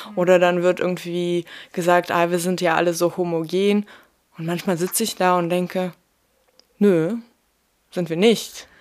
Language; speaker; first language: German; early bilingual, other home language; Russian